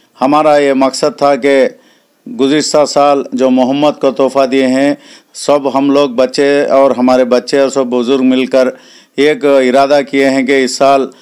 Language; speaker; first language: Hindi; non-native, local second language; Urdu